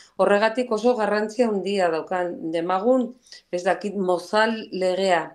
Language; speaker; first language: Basque; non-native, local second language; Spanish